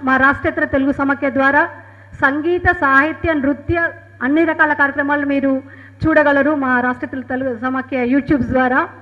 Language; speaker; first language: Telugu; native; Telugu